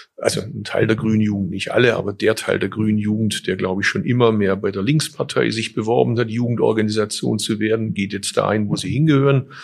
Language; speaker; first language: German; early bilingual, other home language; Turkish